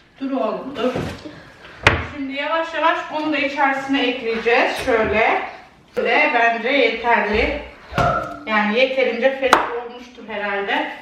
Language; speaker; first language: Turkish; early bilingual, heritage; Turkish